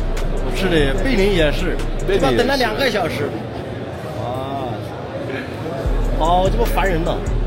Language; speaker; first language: Chinese; native; Chinese